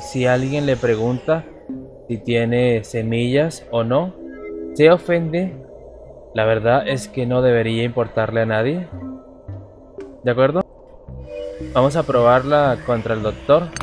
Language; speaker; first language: Spanish; native; Spanish